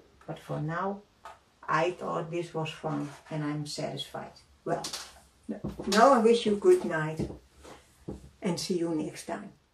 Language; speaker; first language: English; non-native, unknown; Dutch